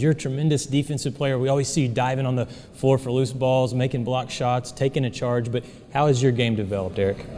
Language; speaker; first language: English; native; English